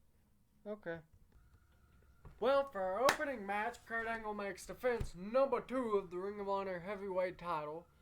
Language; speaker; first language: English; native; English